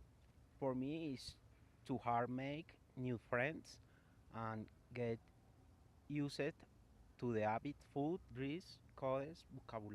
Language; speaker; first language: English; non-native, learner; Spanish